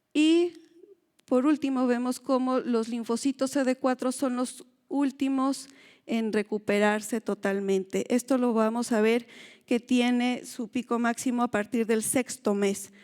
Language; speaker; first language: Spanish; native; Spanish